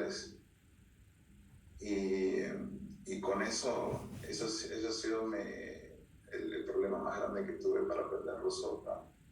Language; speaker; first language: Spanish; early bilingual, heritage; Spanish